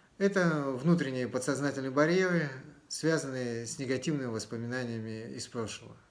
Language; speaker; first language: Russian; native; Russian